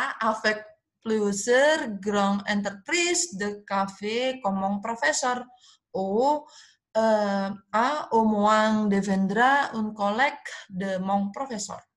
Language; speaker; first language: French; non-native, learner; Indonesian